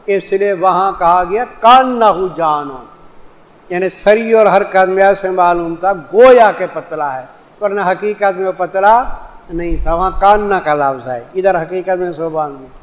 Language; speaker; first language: Urdu; non-native, local second language; Saraiki